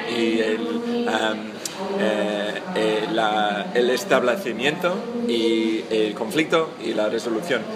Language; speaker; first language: Spanish; non-native, fluent; English